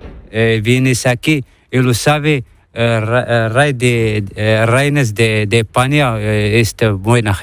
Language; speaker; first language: Spanish; non-native, learner; Arabic